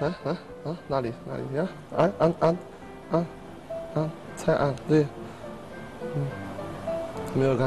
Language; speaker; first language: Chinese; non-native, fluent; Polish